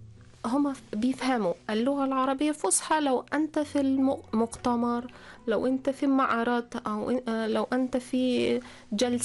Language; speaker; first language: Arabic; non-native, fluent; Russian